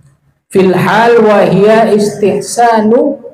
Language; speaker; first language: Arabic; non-native, fluent; Indonesian